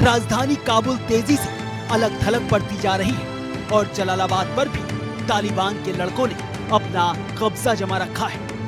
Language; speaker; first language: Hindi; native; Hindi